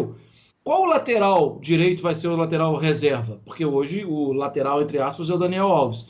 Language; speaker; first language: Portuguese; native; Portuguese